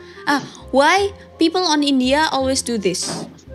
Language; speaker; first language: English; non-native, learner; Indonesian